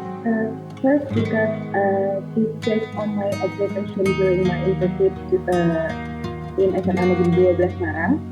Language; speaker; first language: English; non-native, fluent; Indonesian